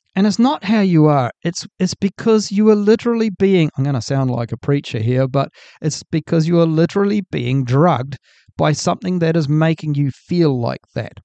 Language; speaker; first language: English; native; English